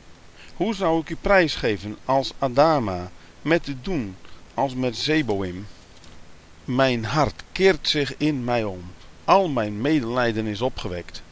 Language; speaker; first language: Dutch; native; Dutch